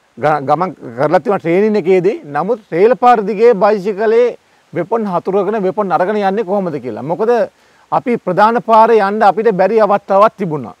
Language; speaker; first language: Sinhala; native; Sinhala